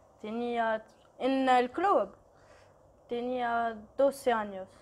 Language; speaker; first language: Spanish; non-native, learner; Arabic